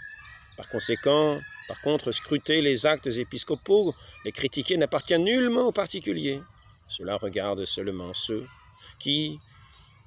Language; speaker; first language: French; native; French